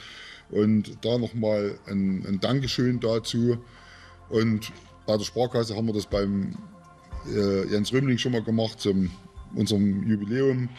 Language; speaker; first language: German; native; German